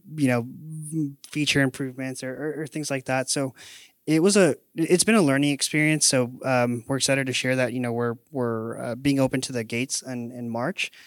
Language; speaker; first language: English; native; English